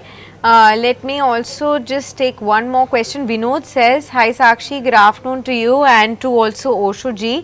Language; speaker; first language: English; non-native, local second language; Hindi